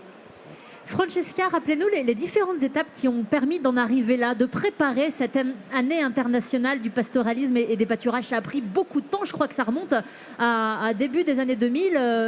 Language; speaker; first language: French; native; French